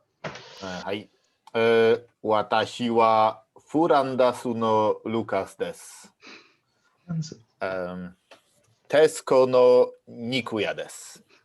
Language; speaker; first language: Japanese; non-native, learner; Dutch